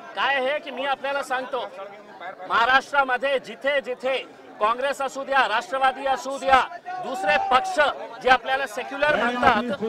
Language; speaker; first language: Marathi; non-native, local second language; Urdu